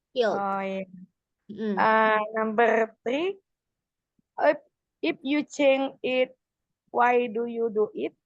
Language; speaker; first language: English; non-native, learner; Indonesian